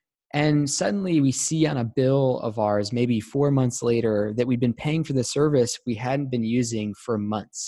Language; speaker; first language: English; native; English